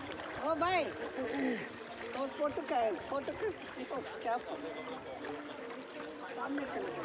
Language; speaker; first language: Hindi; non-native, local second language; Kannada